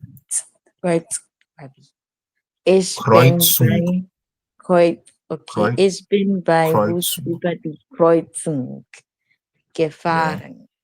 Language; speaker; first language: German; non-native, learner; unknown